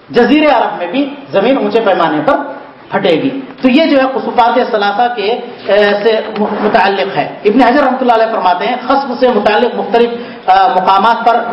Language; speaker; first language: Urdu; native; Urdu